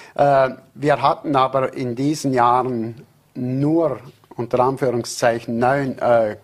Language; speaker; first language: German; native; German